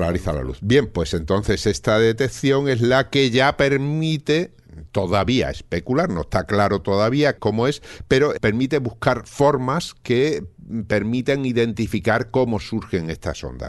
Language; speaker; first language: Spanish; native; Spanish